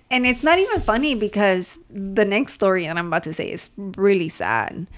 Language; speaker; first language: English; early bilingual, other home language; Spanish